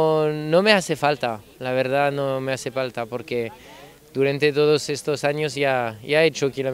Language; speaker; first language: Spanish; non-native, fluent; French